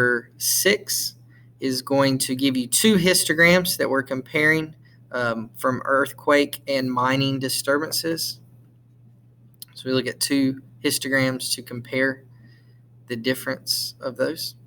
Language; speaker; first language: English; native; English